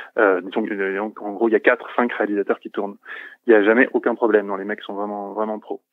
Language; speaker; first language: French; native; French